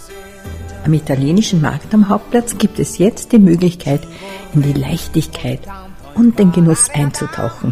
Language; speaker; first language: German; native; German